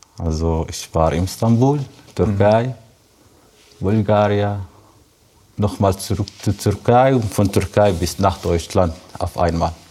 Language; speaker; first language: German; non-native, learner; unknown